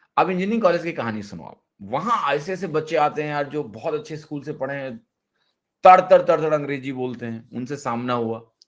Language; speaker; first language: Hindi; native; Hindi